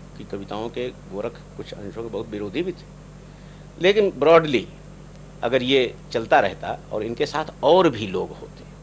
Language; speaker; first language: Hindi; native; Hindi